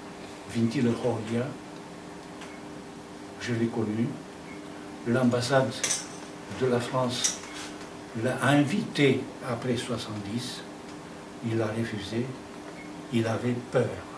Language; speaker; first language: French; non-native, fluent; Romanian